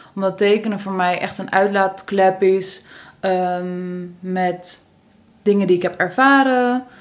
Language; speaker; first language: Dutch; native; Dutch